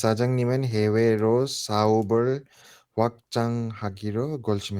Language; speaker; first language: Korean; non-native, learner; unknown